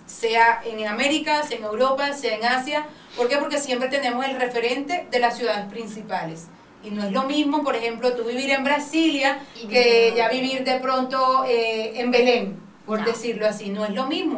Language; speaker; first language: Spanish; native; Spanish